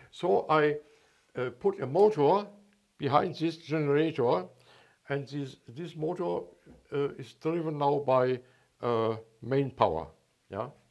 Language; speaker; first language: English; non-native, learner; German